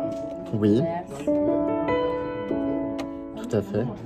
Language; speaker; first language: French; native; French